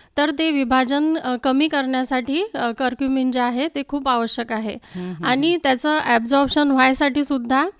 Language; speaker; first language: Marathi; native; Marathi